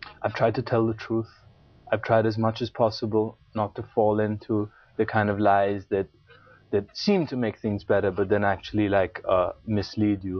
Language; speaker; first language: English; non-native, local second language; Urdu